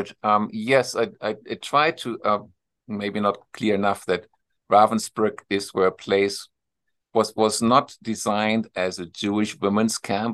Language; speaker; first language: English; non-native, fluent; German